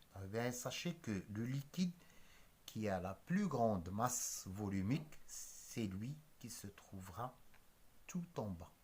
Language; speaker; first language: French; non-native, local second language; Arabic